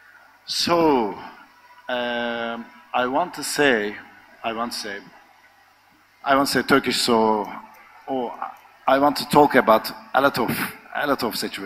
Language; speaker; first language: English; non-native, learner; Turkish